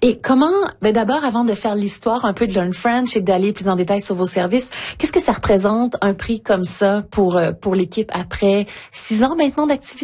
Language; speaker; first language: French; native; French